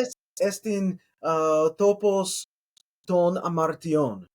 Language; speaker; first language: Greek; non-native, learner; English